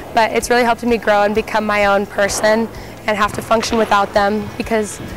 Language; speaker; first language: English; native; English